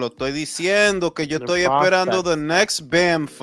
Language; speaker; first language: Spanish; early bilingual, heritage; Spanish